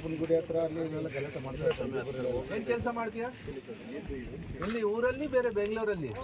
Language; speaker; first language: Kannada; non-native, learner; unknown